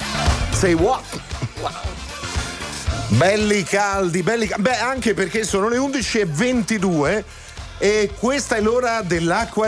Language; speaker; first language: Italian; native; Italian